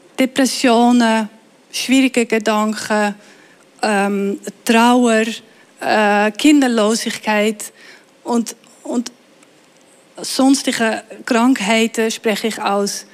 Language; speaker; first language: German; non-native, fluent; Dutch